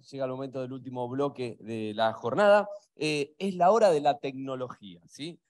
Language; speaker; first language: Spanish; native; Spanish